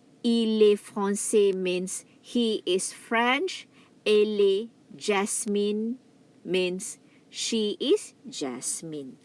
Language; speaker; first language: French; non-native, fluent; Malay